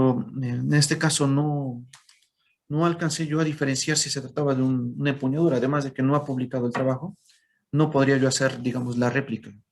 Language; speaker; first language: Spanish; native; Spanish